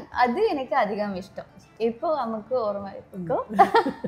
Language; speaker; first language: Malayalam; non-native, learner; Kannada